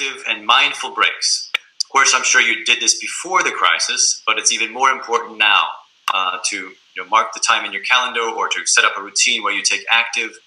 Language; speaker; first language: English; native; English